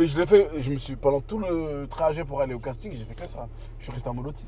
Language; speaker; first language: French; native; French